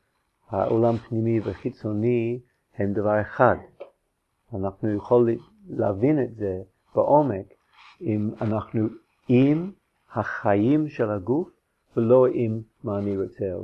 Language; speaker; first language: Hebrew; non-native, fluent; English